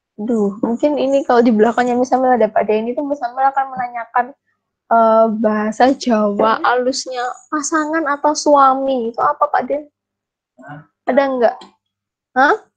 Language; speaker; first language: Indonesian; native; Indonesian